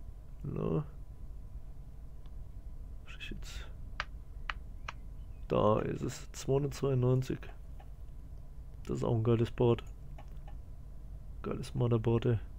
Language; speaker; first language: German; native; German